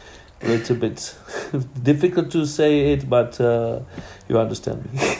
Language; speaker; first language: English; non-native, learner; Czech